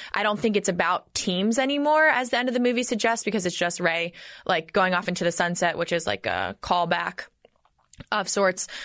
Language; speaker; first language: English; native; English